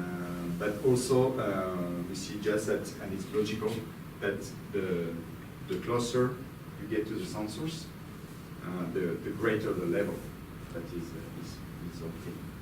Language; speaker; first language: English; non-native, fluent; French